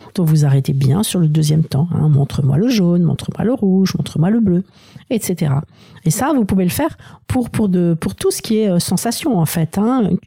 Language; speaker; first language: French; native; French